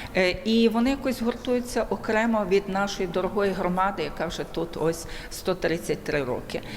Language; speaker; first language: Ukrainian; early bilingual, heritage; Ukrainian